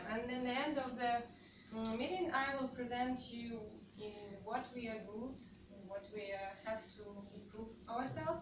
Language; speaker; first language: English; non-native, fluent; Russian